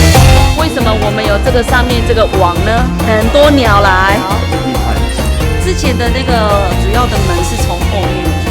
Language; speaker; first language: Chinese; native; Chinese